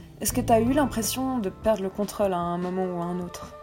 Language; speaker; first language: French; native; French